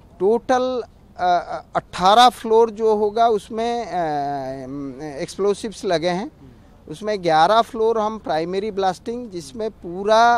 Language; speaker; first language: Hindi; non-native, local second language; Odia